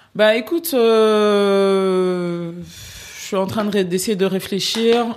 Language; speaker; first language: French; native; French